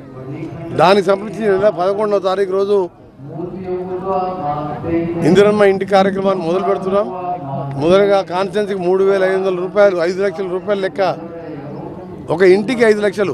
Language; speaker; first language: Telugu; native; Telugu